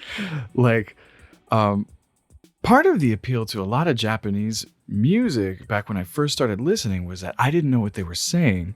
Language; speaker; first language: English; non-native, fluent; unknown